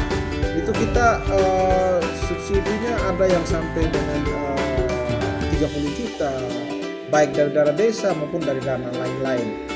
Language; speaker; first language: Indonesian; non-native, local second language; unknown